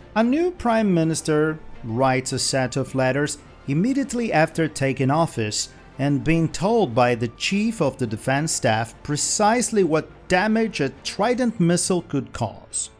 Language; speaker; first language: English; non-native, fluent; Portuguese